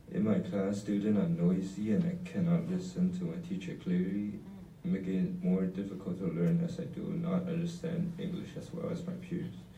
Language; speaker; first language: English; non-native, learner; Chinese